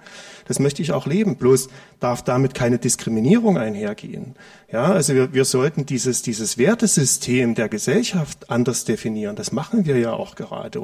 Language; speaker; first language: German; native; German